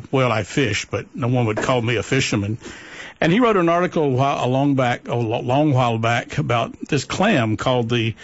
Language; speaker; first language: English; native; English